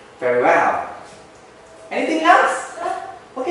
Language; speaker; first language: English; non-native, learner; Indonesian